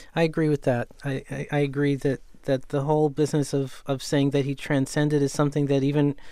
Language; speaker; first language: English; native; English